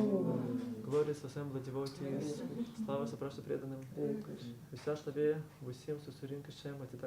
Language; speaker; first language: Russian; native; Russian